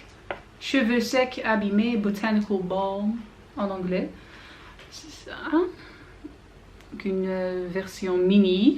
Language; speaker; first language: French; non-native, learner; Dutch